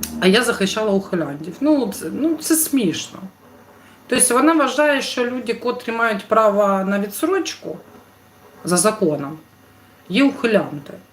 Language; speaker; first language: Ukrainian; non-native, local second language; Russian